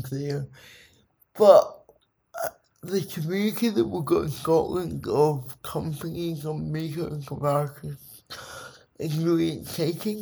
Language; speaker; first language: English; native; English